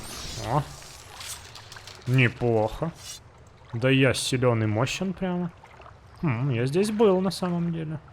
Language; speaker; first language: Russian; native; Russian